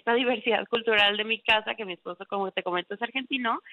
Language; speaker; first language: Spanish; native; Spanish